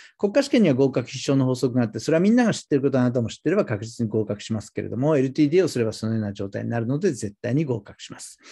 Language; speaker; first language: Japanese; native; Japanese